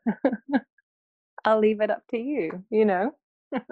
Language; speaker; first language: English; native; English